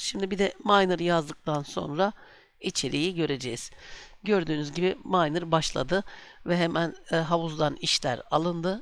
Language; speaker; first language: Turkish; native; Turkish